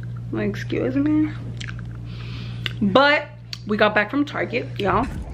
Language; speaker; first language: English; early bilingual, other home language; Spanish